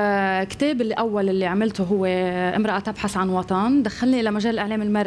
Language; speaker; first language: Arabic; native; Arabic